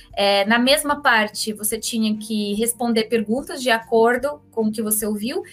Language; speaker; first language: Portuguese; non-native, fluent; Russian